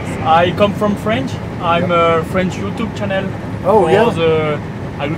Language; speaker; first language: English; non-native, learner; French